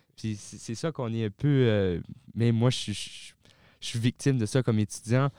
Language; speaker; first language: French; native; French